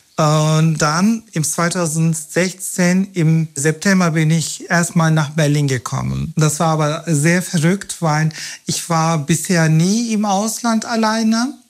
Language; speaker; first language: German; non-native, fluent; Turkish